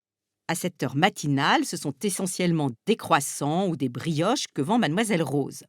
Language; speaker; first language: French; native; French